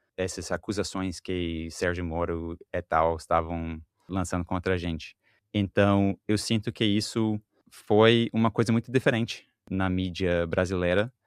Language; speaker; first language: Portuguese; non-native, fluent; English